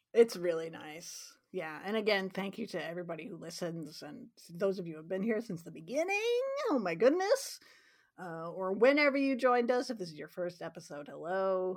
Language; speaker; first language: English; native; English